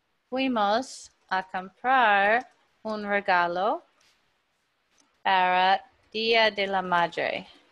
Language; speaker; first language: Spanish; non-native, fluent; English